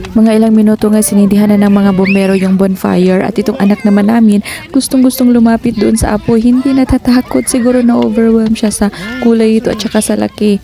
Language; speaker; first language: Filipino; native; Filipino